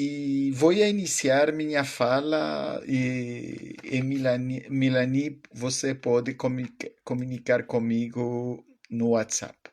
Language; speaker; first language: Portuguese; non-native, fluent; French